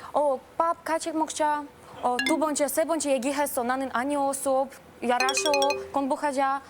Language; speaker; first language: Korean; non-native, learner; Russian